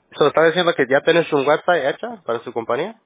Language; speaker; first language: Spanish; early bilingual, heritage; Spanish